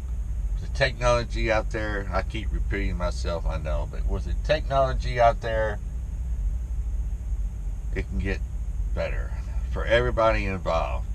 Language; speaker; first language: English; native; English